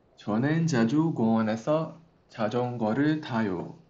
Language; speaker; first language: Korean; non-native, fluent; Portuguese